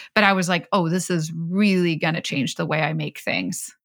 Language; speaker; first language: English; non-native, fluent; Swedish